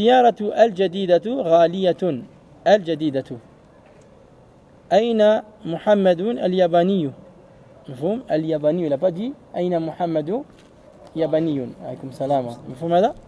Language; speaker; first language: Arabic; non-native, fluent; French